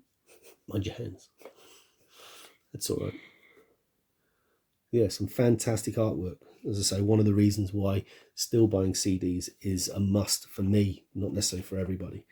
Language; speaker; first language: English; native; English